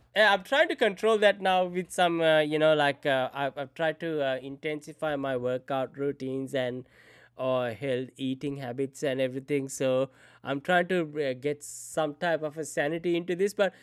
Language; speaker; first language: English; non-native, local second language; Sinhala